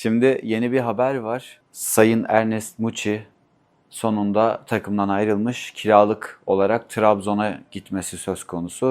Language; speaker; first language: Turkish; native; Turkish